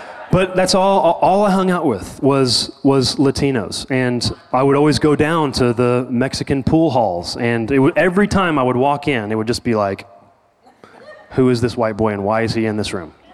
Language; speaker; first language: English; native; English